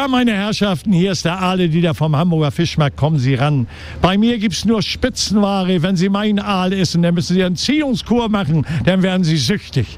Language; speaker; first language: German; native; German